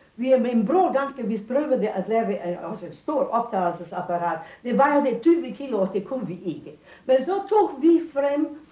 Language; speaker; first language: Danish; non-native, fluent; Romanian